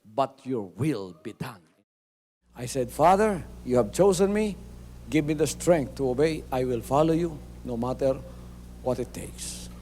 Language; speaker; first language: English; non-native, local second language; Filipino